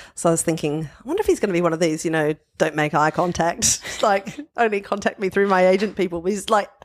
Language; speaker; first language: English; native; English